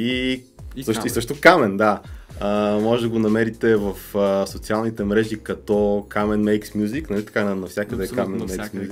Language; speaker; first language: Bulgarian; native; Bulgarian